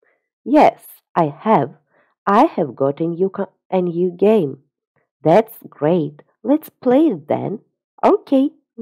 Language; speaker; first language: English; non-native, fluent; Russian